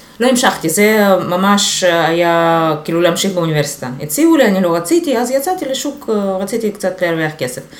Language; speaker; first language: Hebrew; non-native, fluent; Russian